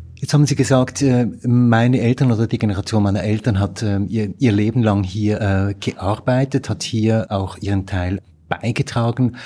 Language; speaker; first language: German; native; German